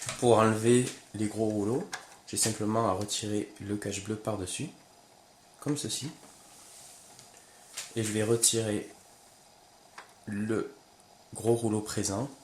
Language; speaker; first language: French; native; French